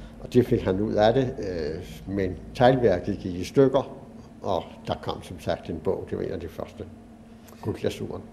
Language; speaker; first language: Danish; native; Danish